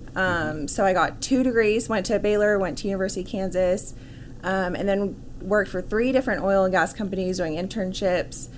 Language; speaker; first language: English; native; English